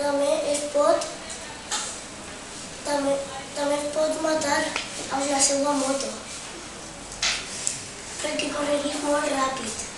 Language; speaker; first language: Catalan; non-native, local second language; Spanish